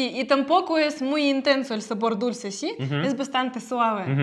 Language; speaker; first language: Spanish; non-native, fluent; Russian